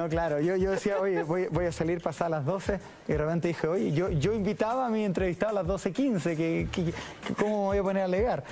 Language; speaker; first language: Spanish; native; Spanish